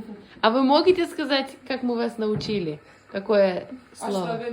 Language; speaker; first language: Russian; non-native, fluent; Lithuanian